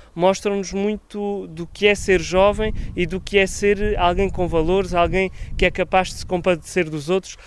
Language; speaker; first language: Portuguese; native; Portuguese